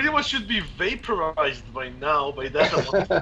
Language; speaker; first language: English; native; English